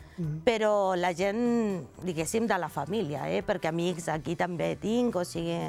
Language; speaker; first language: Catalan; non-native, fluent; Spanish